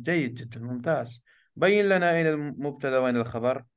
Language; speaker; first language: Arabic; non-native, fluent; Urdu